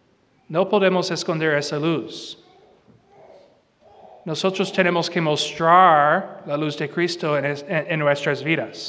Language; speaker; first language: Spanish; non-native, fluent; English